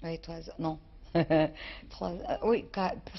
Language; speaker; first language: French; non-native, fluent; Portuguese